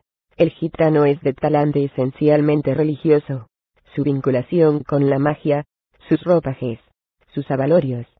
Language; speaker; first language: Spanish; native; Spanish